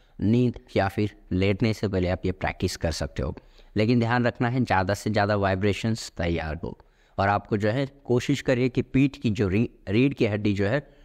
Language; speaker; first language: Hindi; non-native, local second language; Marathi